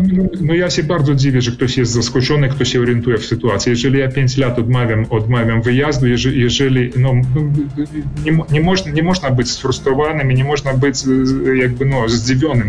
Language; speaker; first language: Polish; early bilingual, heritage; Polish